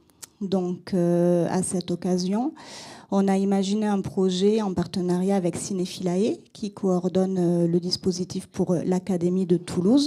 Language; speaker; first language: French; native; French